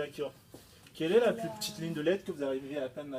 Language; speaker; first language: French; native; French